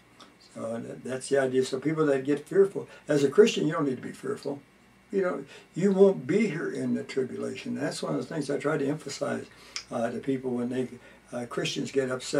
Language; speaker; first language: English; native; English